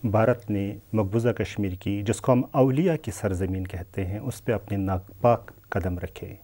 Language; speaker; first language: Urdu; non-native, local second language; Kashmiri